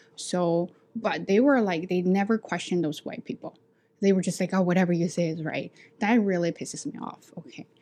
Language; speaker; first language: English; non-native, fluent; Chinese